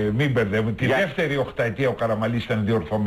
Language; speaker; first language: Greek; native; Greek